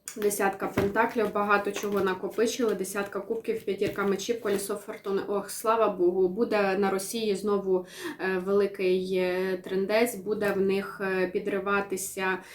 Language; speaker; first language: Ukrainian; non-native, local second language; Russian